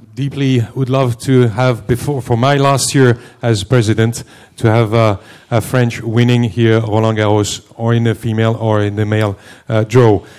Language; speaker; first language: English; non-native, fluent; French